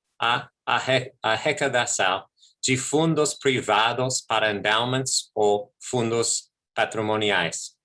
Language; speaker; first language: Portuguese; non-native, fluent; English